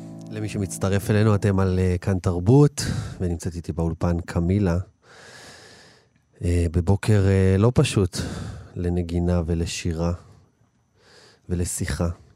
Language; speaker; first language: Hebrew; native; Hebrew